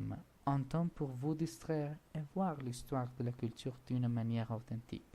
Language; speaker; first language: French; non-native, learner; Spanish